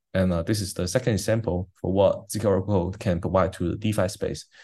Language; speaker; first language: English; non-native, fluent; Chinese